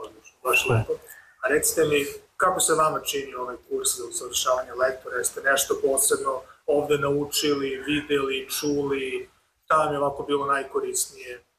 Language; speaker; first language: Serbian; native; Serbian